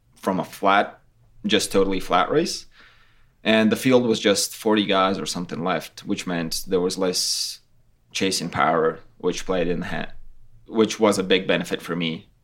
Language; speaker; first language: English; non-native, fluent; Latvian